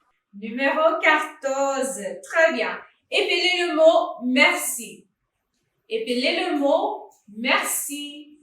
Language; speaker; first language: French; non-native, fluent; English